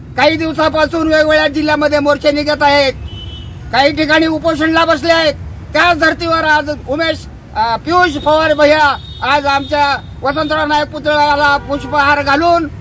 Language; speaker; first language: Marathi; non-native, local second language; Lambadi